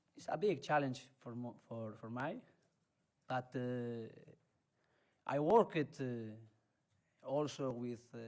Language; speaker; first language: English; non-native, learner; Spanish